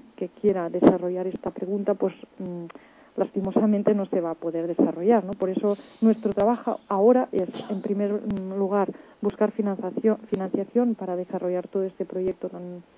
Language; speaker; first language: Spanish; non-native, local second language; Catalan